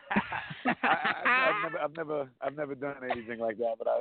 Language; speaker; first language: English; native; English